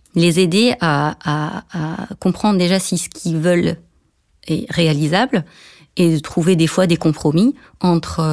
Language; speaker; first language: French; non-native, local second language; Arabic